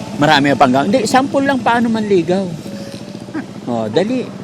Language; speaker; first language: Filipino; native; Filipino